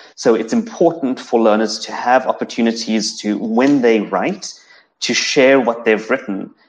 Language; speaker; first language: English; native; English